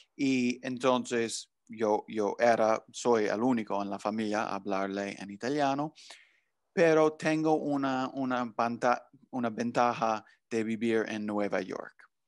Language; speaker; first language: Spanish; non-native, fluent; English